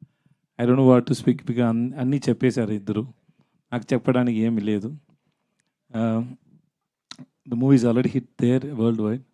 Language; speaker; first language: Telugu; non-native, learner; Tamil